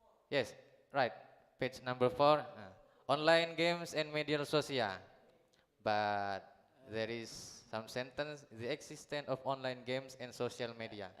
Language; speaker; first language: English; non-native, learner; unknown